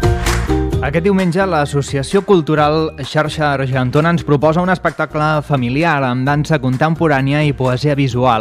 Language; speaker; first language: Catalan; native; Catalan